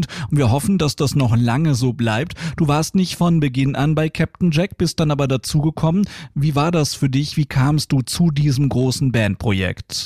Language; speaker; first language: German; native; German